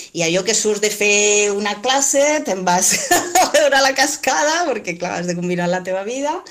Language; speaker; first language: Catalan; native; Catalan